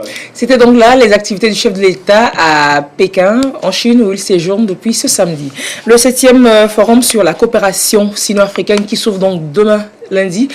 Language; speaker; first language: French; native; French